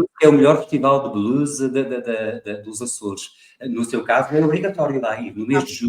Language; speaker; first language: Portuguese; native; Portuguese